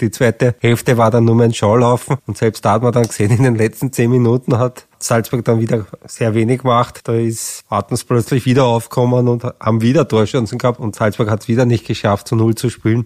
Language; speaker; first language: German; native; German